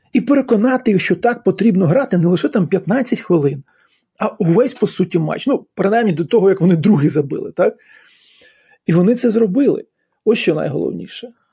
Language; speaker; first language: Ukrainian; native; Ukrainian